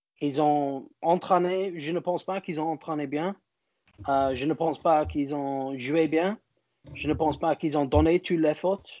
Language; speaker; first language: French; non-native, learner; English